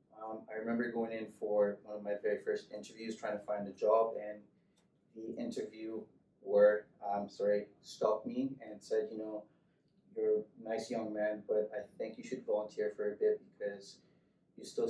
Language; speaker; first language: English; non-native, local second language; Yoruba